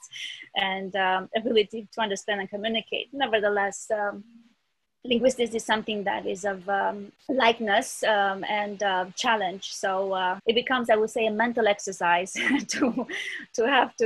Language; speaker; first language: English; early bilingual, other home language; Romanian